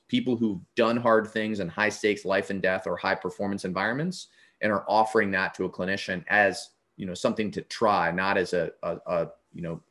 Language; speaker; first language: English; native; English